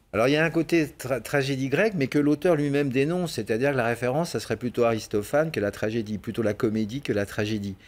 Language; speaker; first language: French; native; French